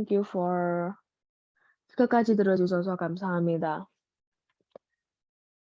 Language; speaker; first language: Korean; non-native, learner; Indonesian